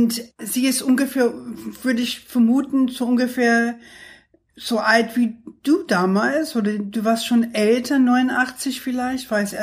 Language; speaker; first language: German; non-native, fluent; English